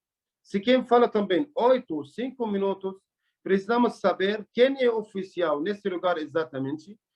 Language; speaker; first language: Portuguese; non-native, learner; Arabic